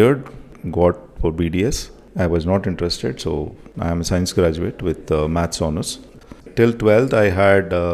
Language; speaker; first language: English; non-native, local second language; Odia